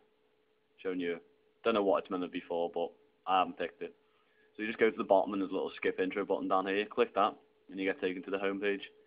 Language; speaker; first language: English; native; English